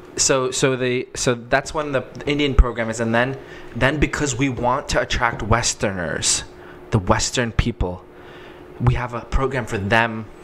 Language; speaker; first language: English; native; English